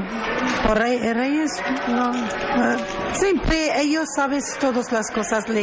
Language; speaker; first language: Spanish; non-native, learner; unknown